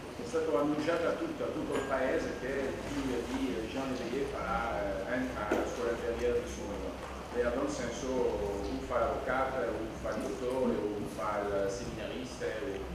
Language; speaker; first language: Italian; non-native, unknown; French